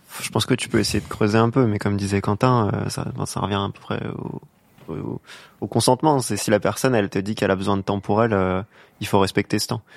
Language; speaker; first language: French; native; French